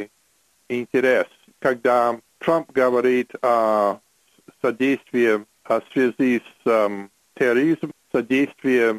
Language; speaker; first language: Russian; non-native, fluent; English